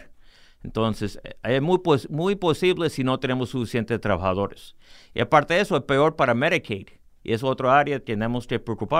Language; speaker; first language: Spanish; early bilingual, heritage; English